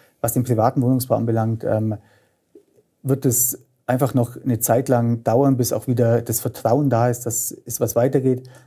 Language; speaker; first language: German; native; German